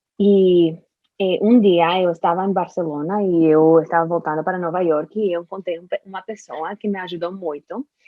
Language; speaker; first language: Portuguese; non-native, fluent; English